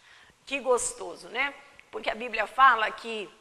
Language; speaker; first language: Portuguese; native; Portuguese